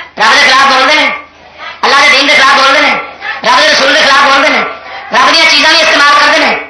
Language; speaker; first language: Urdu; non-native, local second language; Punjabi